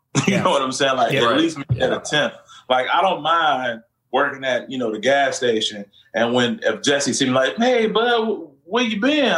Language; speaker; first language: English; native; English